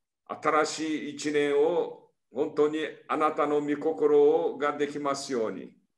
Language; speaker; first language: Japanese; early bilingual, heritage; Portuguese